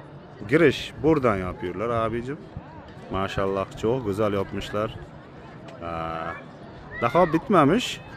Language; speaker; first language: Turkish; non-native, learner; Uzbek